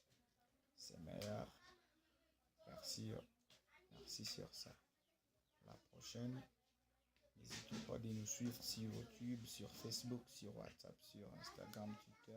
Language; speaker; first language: French; non-native, local second language; Swahili